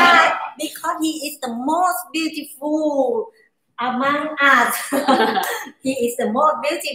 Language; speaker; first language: English; non-native, learner; Thai